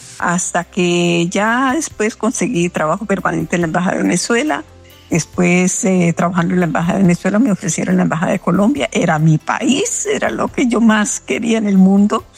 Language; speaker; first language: Spanish; native; Spanish